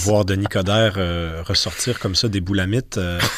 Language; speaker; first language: French; native; French